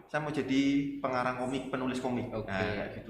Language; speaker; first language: Indonesian; native; Indonesian